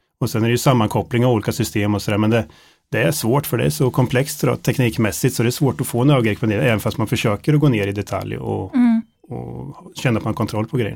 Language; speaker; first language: Swedish; native; Swedish